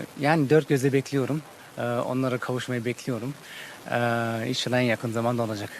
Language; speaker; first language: Turkish; early bilingual, heritage; Turkish